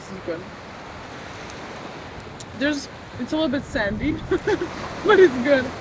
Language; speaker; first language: English; non-native, fluent; French